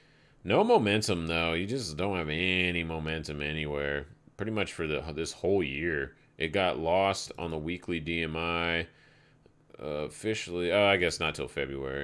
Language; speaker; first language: English; native; English